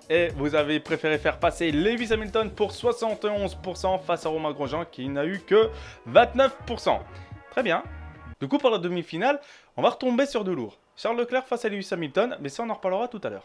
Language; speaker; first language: French; native; French